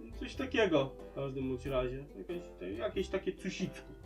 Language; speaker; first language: Polish; native; Polish